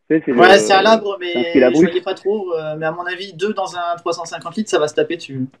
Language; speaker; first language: French; native; French